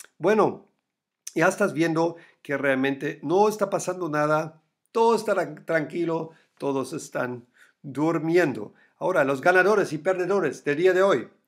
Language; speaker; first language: Spanish; non-native, fluent; German